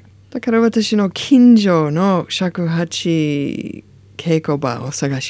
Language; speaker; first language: Japanese; non-native, learner; English